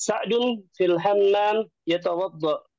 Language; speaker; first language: Arabic; non-native, learner; Indonesian